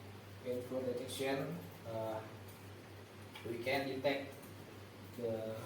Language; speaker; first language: English; non-native, learner; Indonesian